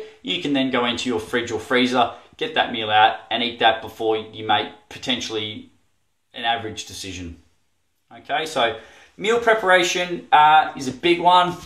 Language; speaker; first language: English; native; English